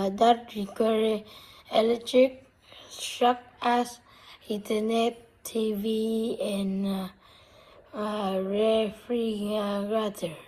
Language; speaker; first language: English; non-native, learner; Vietnamese